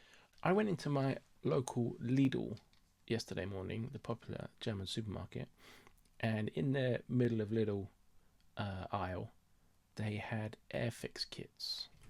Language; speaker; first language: English; native; English